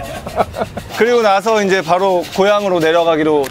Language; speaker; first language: Korean; native; Korean